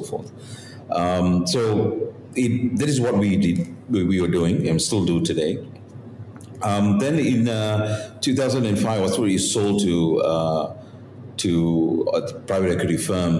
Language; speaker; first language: English; non-native, local second language; Tamil